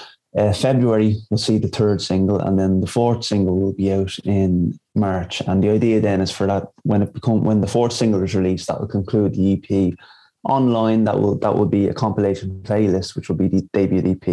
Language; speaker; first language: English; native; English